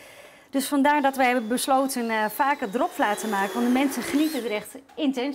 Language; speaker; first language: Dutch; native; Dutch